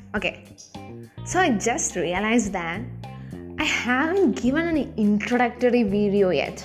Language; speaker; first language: English; non-native, local second language; Malayalam